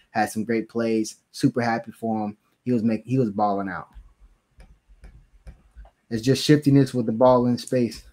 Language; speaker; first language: English; native; English